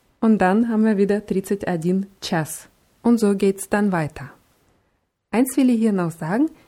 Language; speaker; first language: German; non-native, fluent; Russian